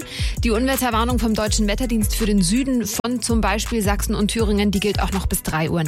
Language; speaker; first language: German; native; German